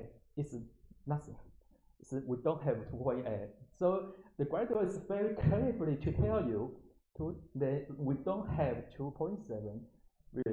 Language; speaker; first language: English; non-native, learner; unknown